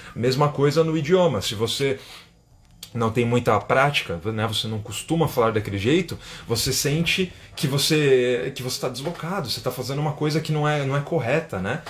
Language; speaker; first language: Portuguese; native; Portuguese